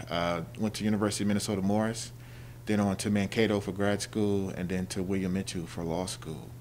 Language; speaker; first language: English; native; English